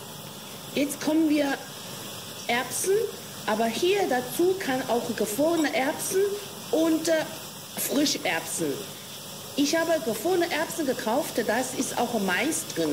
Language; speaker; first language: German; non-native, learner; Chinese